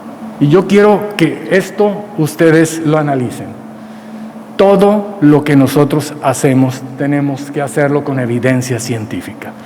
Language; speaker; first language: Spanish; native; Spanish